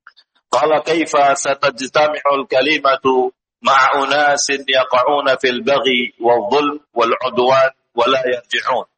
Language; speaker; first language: Arabic; non-native, fluent; Indonesian